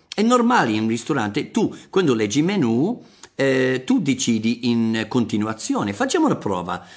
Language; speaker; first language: Italian; non-native, fluent; English